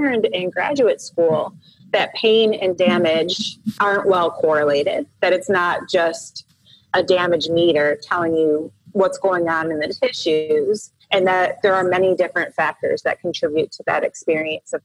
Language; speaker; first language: English; native; English